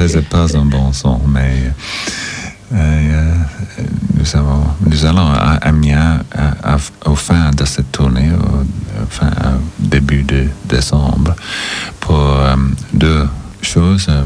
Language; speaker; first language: French; non-native, learner; English